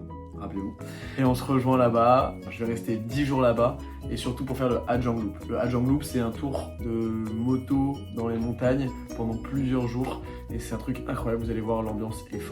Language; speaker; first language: French; native; French